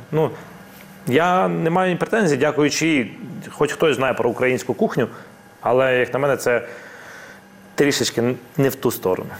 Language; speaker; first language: Ukrainian; non-native, local second language; Russian